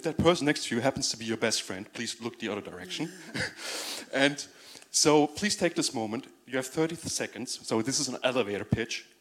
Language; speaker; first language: English; non-native, fluent; German